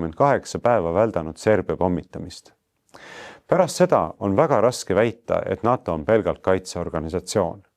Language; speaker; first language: Estonian; native; Estonian